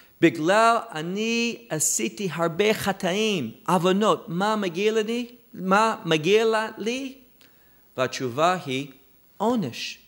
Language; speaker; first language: Hebrew; non-native, fluent; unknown